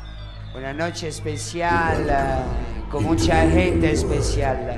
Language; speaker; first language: Spanish; non-native, learner; Italian